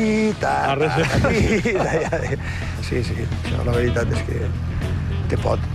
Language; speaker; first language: Catalan; native; Catalan